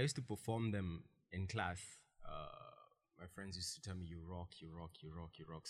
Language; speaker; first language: English; non-native, local second language; Swahili